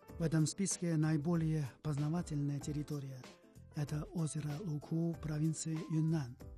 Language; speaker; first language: Russian; non-native, fluent; Chinese